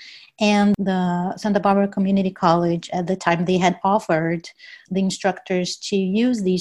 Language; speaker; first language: English; non-native, fluent; Portuguese